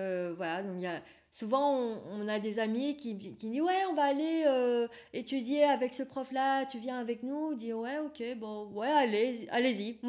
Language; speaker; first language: French; non-native, fluent; Vietnamese